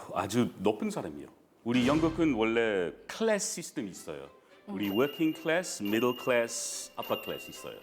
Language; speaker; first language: Korean; non-native, fluent; English